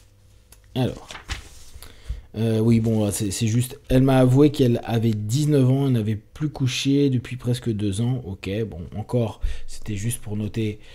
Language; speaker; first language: French; native; French